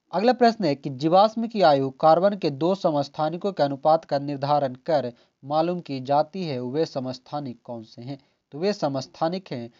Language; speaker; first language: Hindi; native; Hindi